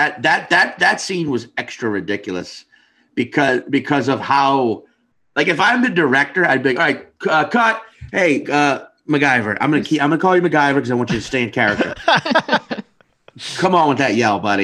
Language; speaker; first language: English; native; English